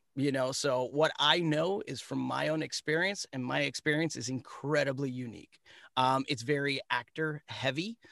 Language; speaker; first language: English; early bilingual, other home language; Spanish